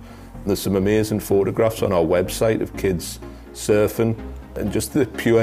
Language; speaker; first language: English; native; English